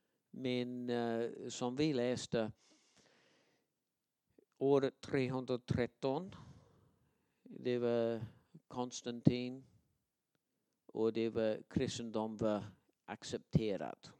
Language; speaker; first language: Swedish; non-native, fluent; English